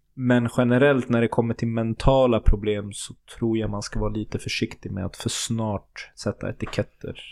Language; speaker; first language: Swedish; early bilingual, other home language; Turoyo